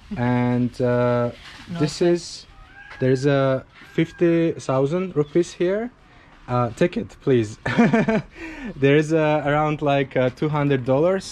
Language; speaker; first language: English; non-native, fluent; Azerbaijani